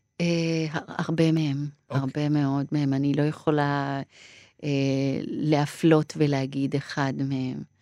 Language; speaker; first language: Hebrew; early bilingual, other home language; Persian